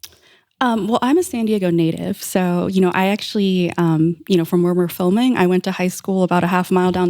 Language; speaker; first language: English; native; English